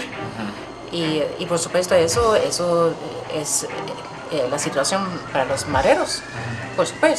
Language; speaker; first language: Spanish; non-native, fluent; Swedish